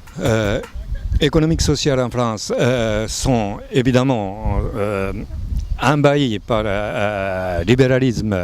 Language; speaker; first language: French; non-native, fluent; Japanese